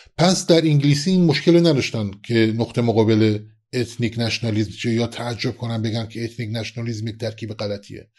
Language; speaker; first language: Persian; non-native, local second language; Kurdish